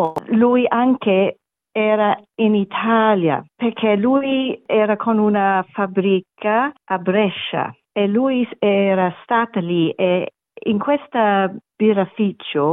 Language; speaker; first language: Italian; non-native, learner; German